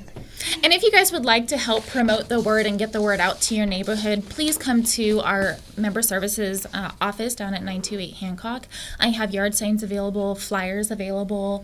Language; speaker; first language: English; native; English